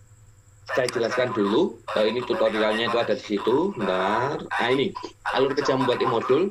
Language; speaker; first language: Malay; non-native, local second language; Javanese